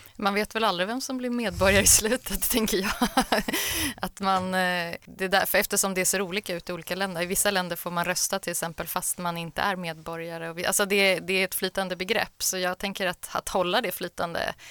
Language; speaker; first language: Swedish; native; Swedish